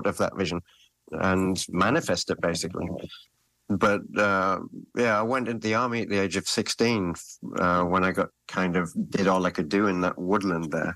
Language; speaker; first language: English; native; English